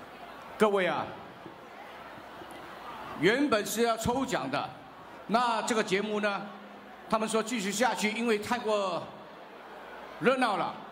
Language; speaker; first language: Chinese; early bilingual, heritage; Chinese